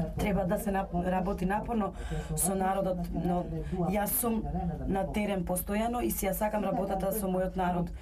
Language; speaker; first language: Macedonian; non-native, local second language; Albanian